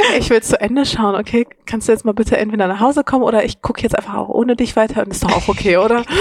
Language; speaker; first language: German; native; German